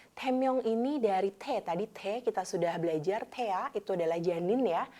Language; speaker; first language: Indonesian; native; Indonesian